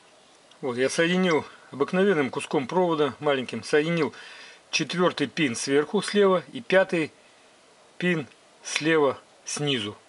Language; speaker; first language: Russian; native; Russian